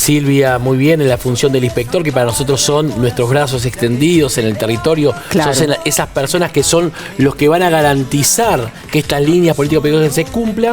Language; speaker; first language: Spanish; native; Spanish